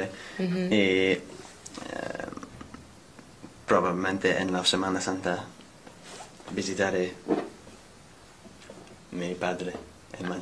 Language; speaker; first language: Spanish; non-native, learner; English